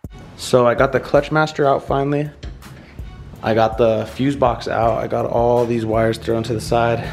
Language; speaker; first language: English; native; English